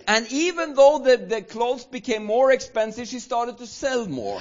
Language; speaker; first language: English; non-native, fluent; Swedish